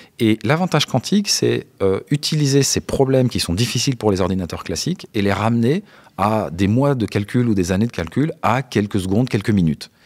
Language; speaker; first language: French; native; French